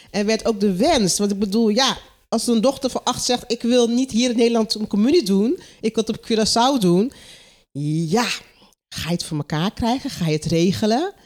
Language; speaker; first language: Dutch; non-native, local second language; Papiamento